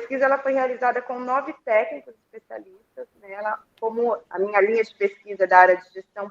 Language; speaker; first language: Portuguese; native; Portuguese